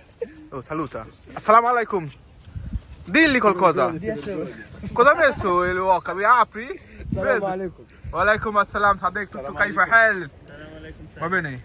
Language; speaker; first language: Italian; non-native, learner; Bangla